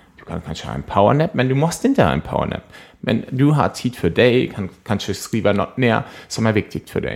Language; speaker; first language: Swedish; non-native, fluent; German